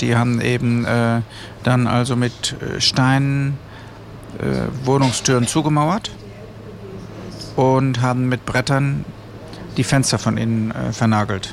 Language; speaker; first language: German; native; German